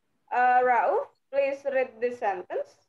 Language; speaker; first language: English; non-native, fluent; Indonesian